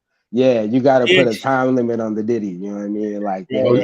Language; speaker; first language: English; native; English